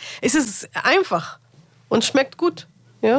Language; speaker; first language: German; non-native, learner; Arabic